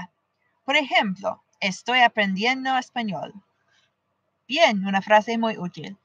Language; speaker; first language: Spanish; non-native, fluent; English